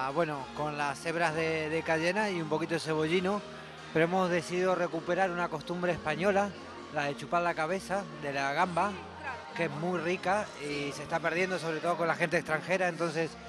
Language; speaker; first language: Spanish; native; Spanish